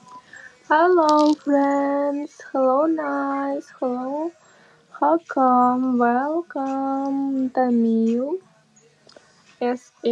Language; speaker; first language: English; non-native, learner; Russian